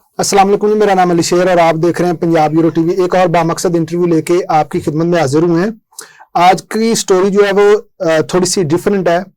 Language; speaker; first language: Urdu; native; Urdu